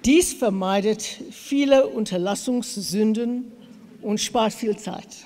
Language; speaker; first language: German; non-native, learner; English